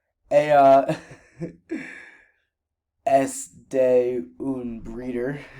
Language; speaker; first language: Spanish; non-native, learner; English